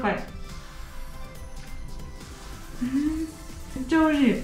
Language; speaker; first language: Japanese; non-native, fluent; Russian